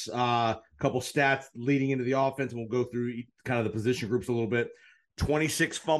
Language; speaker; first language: English; native; English